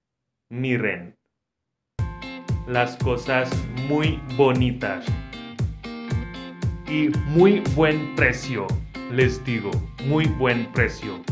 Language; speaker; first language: Spanish; non-native, fluent; Hindi